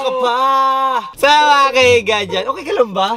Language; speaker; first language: Filipino; native; Filipino